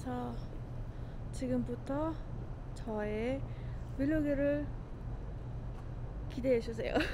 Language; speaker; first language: Korean; non-native, fluent; Persian